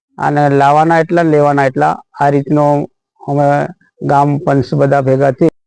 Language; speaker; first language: Gujarati; non-native, local second language; Rathawi